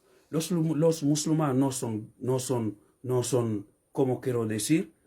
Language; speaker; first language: Spanish; non-native, learner; Fula